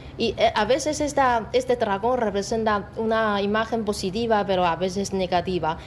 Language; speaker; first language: Spanish; non-native, fluent; Chinese